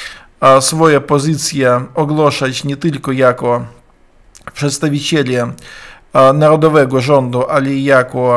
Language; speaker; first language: Polish; non-native, learner; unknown